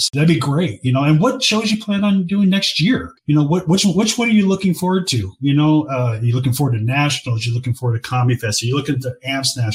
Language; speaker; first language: English; native; English